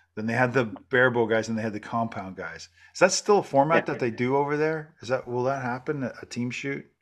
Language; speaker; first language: English; native; English